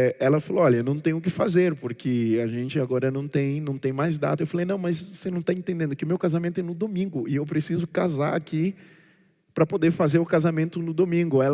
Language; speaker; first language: Portuguese; non-native, local second language; Kabuverdianu